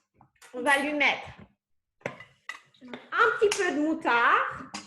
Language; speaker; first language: French; non-native, fluent; Spanish